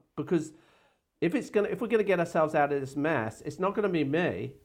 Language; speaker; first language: English; native; English